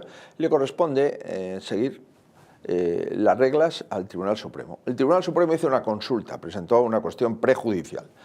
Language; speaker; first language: Spanish; native; Spanish